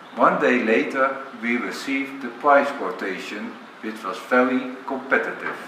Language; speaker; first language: English; non-native, fluent; Dutch